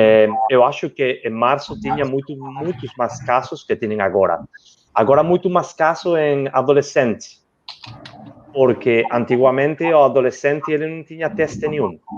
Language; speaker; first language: Portuguese; non-native, learner; Spanish